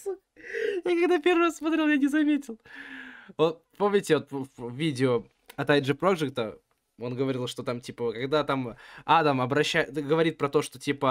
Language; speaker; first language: Russian; native; Russian